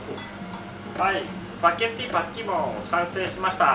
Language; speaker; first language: Japanese; non-native, learner; Thai